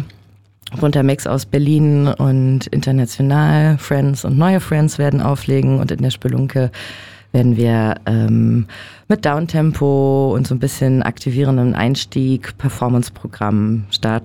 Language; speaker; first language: German; native; German